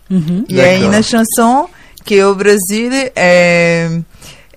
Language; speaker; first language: French; non-native, learner; Portuguese